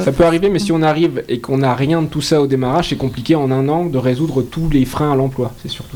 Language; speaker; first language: French; native; French